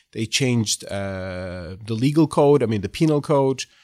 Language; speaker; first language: English; non-native, fluent; Turkish